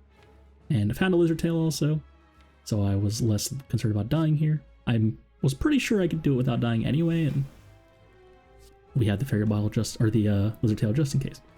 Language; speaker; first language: English; native; English